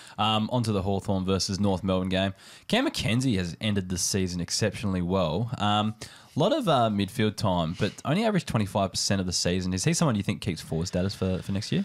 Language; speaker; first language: English; native; English